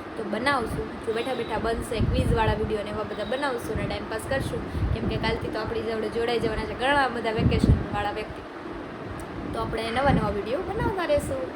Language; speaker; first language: Gujarati; native; Gujarati